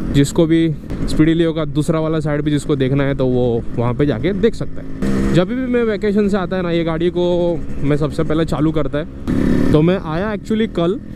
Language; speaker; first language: Hindi; non-native, local second language; Odia